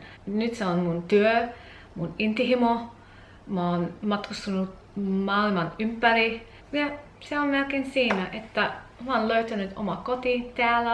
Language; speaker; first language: Finnish; non-native, learner; English